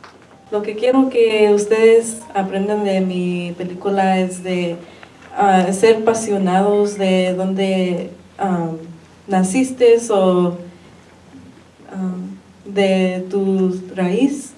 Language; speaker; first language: Spanish; early bilingual, heritage; Spanish